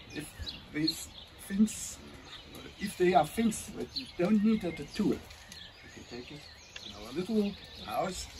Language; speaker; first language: English; non-native, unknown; German